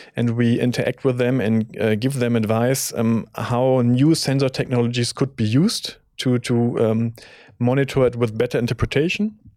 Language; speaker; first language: English; non-native, fluent; German